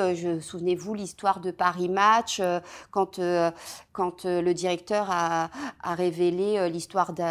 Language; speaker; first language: French; native; French